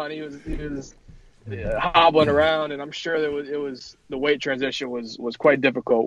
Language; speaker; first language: English; native; English